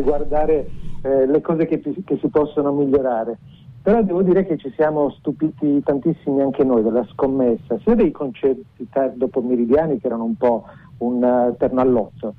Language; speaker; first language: Italian; native; Italian